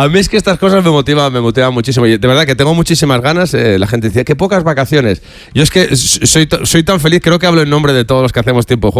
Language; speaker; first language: Spanish; native; Spanish